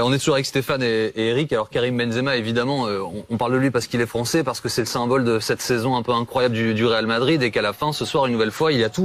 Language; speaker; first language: French; native; French